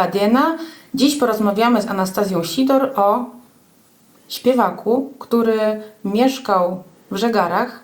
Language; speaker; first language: Polish; native; Polish